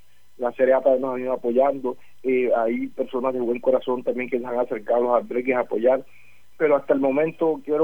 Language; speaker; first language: Spanish; native; Spanish